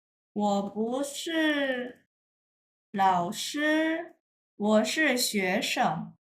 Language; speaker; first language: Chinese; non-native, fluent; Indonesian